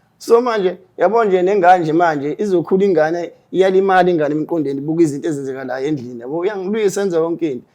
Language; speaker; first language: Zulu; native; Zulu